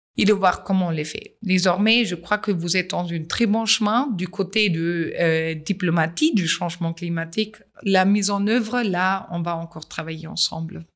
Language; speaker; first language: French; non-native, fluent; German